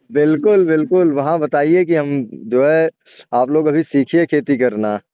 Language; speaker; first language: Hindi; native; Hindi